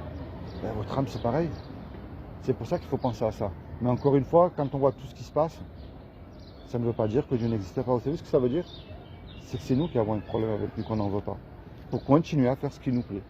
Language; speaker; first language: French; native; French